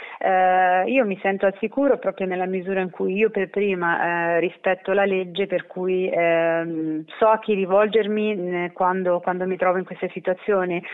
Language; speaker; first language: Italian; native; Italian